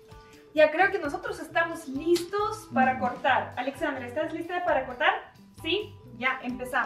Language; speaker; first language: Spanish; non-native, learner; Russian